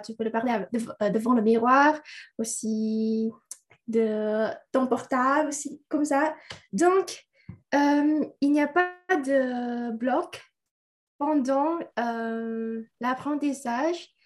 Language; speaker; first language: French; non-native, learner; Indonesian